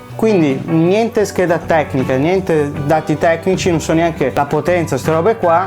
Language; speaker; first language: Italian; native; Italian